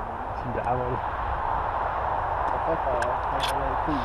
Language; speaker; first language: Swedish; native; Swedish